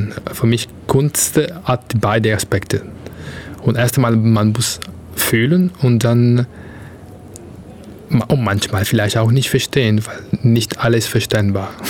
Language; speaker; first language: German; non-native, fluent; Italian